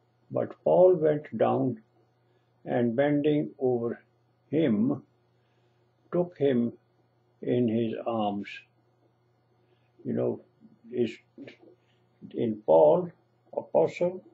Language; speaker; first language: English; non-native, local second language; Punjabi